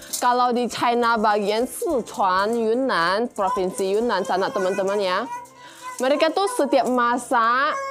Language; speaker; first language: Indonesian; native; Indonesian